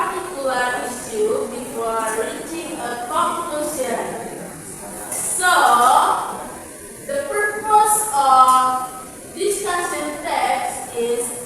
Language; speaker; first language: English; non-native, fluent; Indonesian